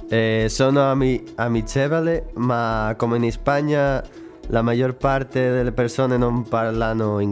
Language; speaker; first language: Italian; non-native, learner; Spanish